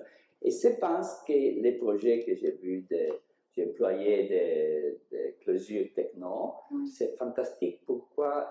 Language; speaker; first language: French; non-native, learner; Italian